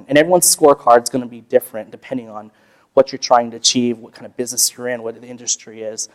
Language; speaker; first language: English; native; English